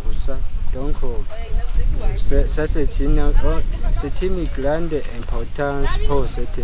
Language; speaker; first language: French; non-native, local second language; Rundi